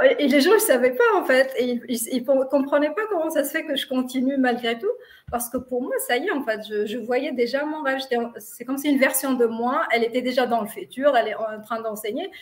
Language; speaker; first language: French; non-native, local second language; Arabic